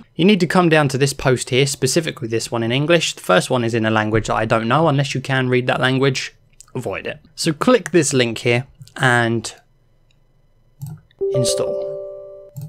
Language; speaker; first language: English; native; English